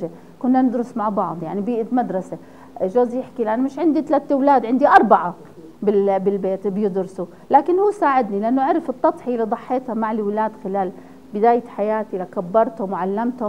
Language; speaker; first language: Arabic; native; Arabic